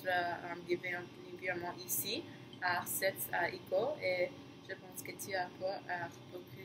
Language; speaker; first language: French; non-native, learner; English